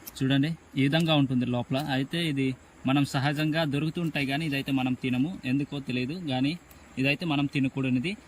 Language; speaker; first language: Telugu; non-native, local second language; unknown